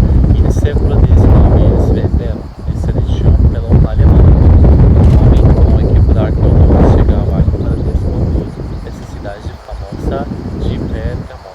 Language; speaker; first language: Portuguese; non-native, fluent; Turkish